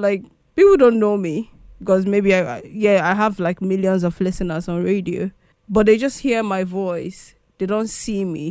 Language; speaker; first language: English; non-native, local second language; Igbo